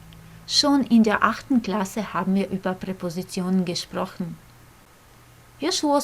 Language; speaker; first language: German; non-native, fluent; Croatian